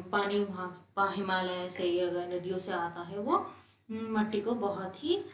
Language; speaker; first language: Hindi; non-native, local second language; Telugu